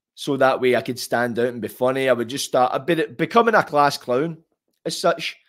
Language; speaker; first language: English; native; English